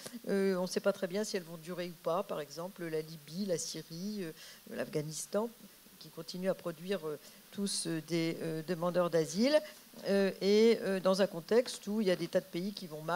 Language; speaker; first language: French; native; French